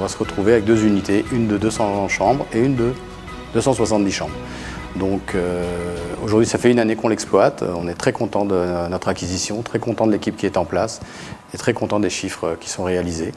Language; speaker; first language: French; early bilingual, other home language; Arabic